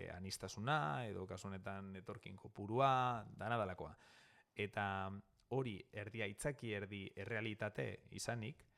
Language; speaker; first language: Basque; non-native, local second language; Spanish